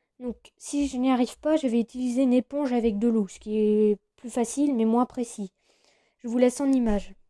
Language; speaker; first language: French; native; French